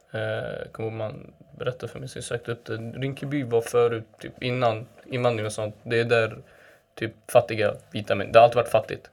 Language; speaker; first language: Swedish; early bilingual, other home language; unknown